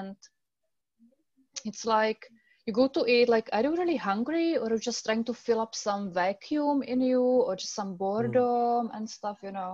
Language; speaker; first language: English; non-native, fluent; Czech